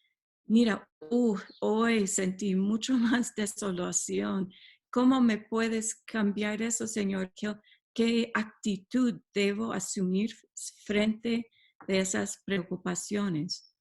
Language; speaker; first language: Spanish; non-native, fluent; English